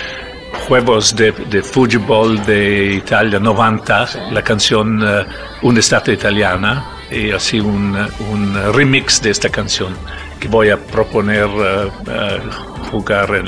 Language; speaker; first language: Spanish; non-native, learner; Italian